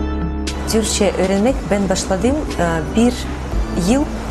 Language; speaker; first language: Turkish; non-native, learner; Russian